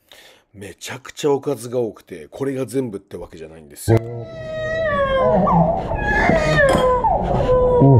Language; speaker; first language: Japanese; early bilingual, heritage; Japanese